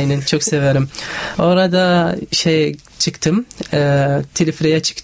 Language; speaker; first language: Turkish; non-native, learner; Arabic